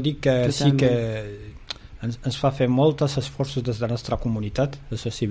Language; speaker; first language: Catalan; non-native, fluent; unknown